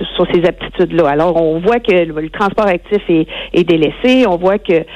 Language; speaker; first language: French; native; French